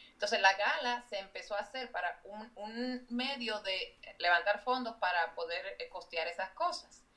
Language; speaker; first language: Spanish; native; Spanish